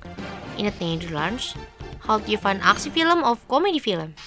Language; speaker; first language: Dutch; non-native, fluent; Indonesian